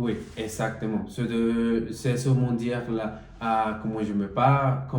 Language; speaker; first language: French; non-native, learner; Spanish